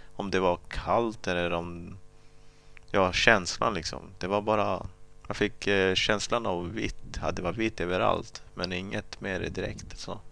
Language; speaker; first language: Swedish; early bilingual, other home language; Kinyarwanda